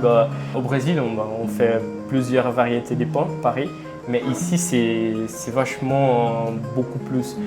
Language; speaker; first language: French; non-native, fluent; Portuguese